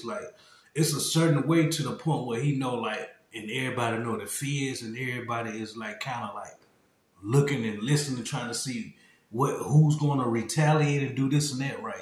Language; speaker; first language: English; native; English